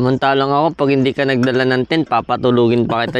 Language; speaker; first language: Filipino; native; Filipino